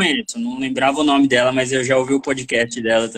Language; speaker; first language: Portuguese; native; Portuguese